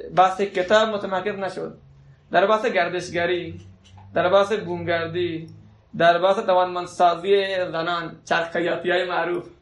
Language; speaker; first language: Persian; non-native, local second language; Baluchi